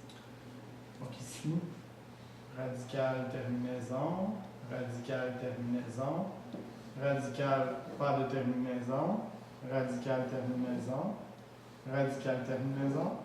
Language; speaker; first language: French; native; French